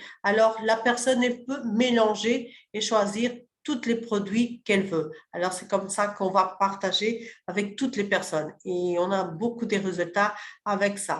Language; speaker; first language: French; early bilingual, other home language; Portuguese